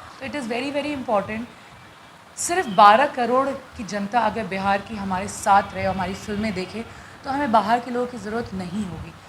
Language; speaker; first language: Hindi; non-native, local second language; Bhojpuri